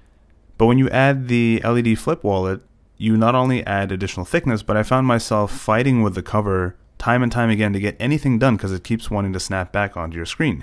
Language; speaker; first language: English; native; English